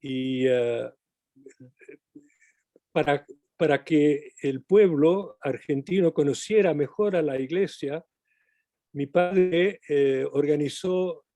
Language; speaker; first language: Spanish; non-native, fluent; English